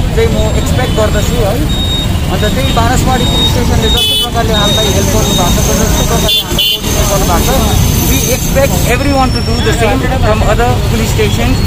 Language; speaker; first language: Nepali; native; Nepali